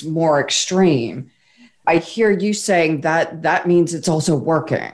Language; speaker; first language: English; native; English